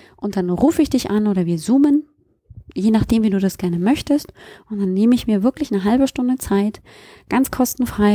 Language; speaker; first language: German; native; German